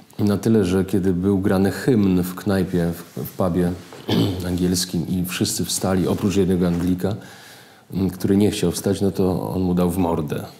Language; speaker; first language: Polish; native; Polish